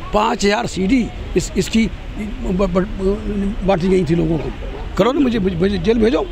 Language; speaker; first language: Hindi; native; Hindi